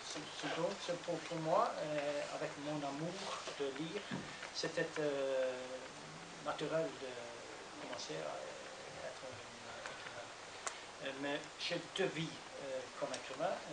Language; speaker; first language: French; non-native, learner; Norwegian